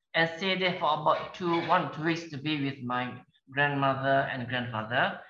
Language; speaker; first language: English; non-native, local second language; Malay